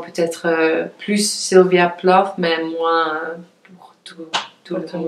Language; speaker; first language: French; non-native, fluent; Dutch